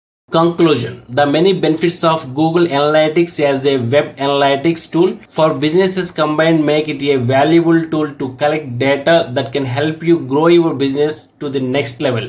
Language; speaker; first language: English; non-native, local second language; Telugu